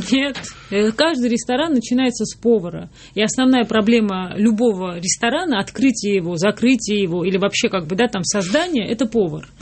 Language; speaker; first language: Russian; non-native, local second language; Georgian